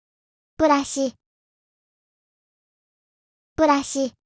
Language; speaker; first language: Japanese; native; Japanese